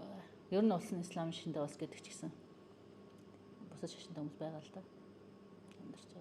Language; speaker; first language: Mongolian; native; Mongolian